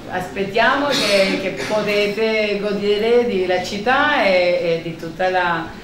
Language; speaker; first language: Italian; non-native, fluent; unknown